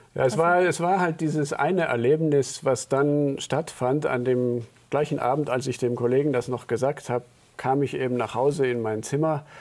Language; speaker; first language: German; early bilingual, heritage; German